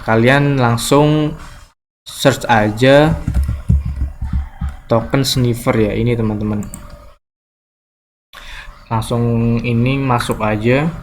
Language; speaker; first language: Indonesian; native; Indonesian